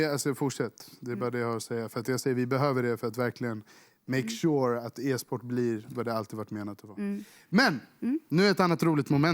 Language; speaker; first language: Swedish; native; Swedish